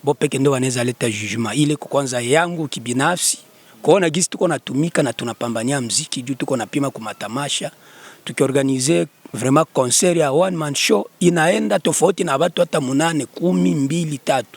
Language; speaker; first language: Swahili; native; Swahili